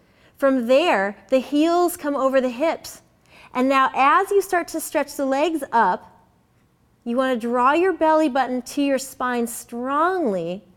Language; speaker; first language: English; native; English